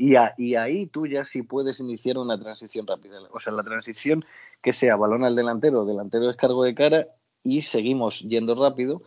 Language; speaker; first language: Spanish; native; Spanish